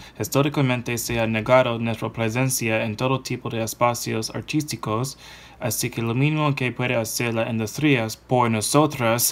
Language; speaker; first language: Spanish; non-native, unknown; English